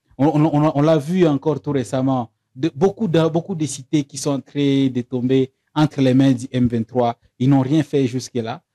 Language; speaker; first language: French; non-native, local second language; Swahili